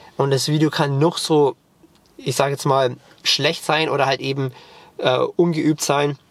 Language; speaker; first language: German; native; German